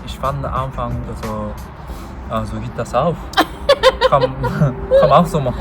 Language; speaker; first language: German; non-native, learner; Japanese